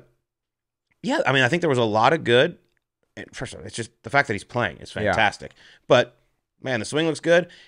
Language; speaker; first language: English; native; English